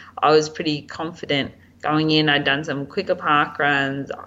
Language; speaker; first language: English; native; English